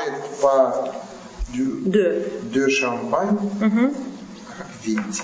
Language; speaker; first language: French; non-native, learner; Russian